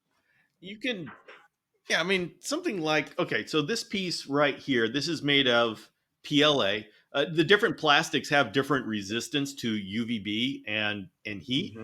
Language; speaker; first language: English; native; English